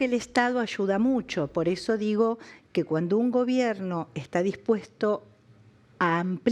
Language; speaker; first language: Spanish; native; Spanish